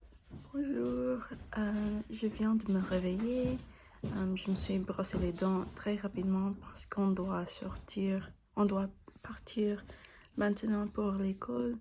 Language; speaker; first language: French; non-native, learner; English